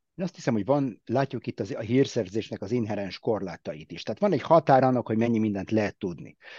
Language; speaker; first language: Hungarian; early bilingual, heritage; Hungarian